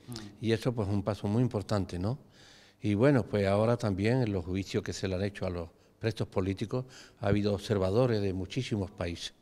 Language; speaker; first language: Spanish; native; Spanish